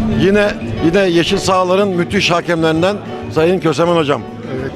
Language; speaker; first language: Turkish; native; Turkish